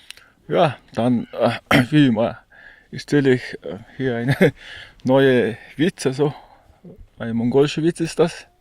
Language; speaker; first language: German; non-native, fluent; Mongolian